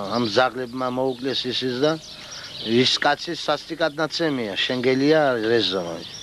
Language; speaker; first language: Georgian; non-native, local second language; Mingrelian